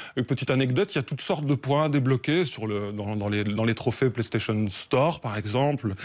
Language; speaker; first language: French; native; French